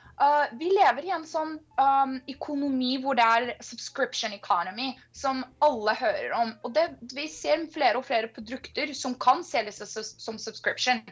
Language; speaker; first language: Norwegian; non-native, fluent; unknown